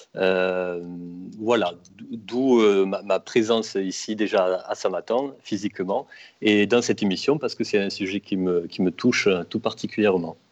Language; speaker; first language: French; native; French